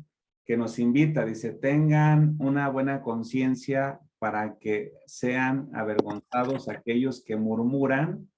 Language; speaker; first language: Spanish; native; Spanish